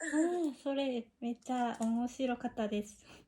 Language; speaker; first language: Japanese; non-native, learner; Korean